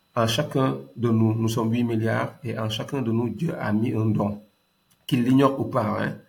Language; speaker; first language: French; non-native, local second language; Wolof